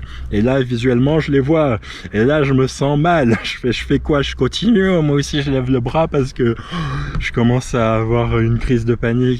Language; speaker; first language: French; native; French